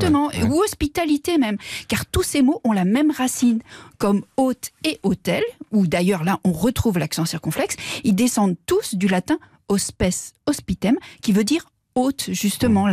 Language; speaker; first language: French; native; French